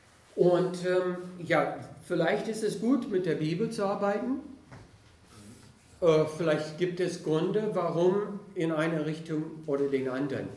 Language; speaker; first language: German; non-native, fluent; English